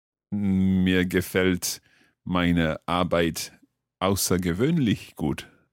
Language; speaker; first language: German; non-native, learner; English